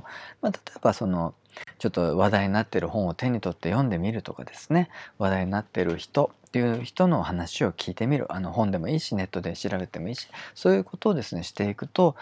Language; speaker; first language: Japanese; native; Japanese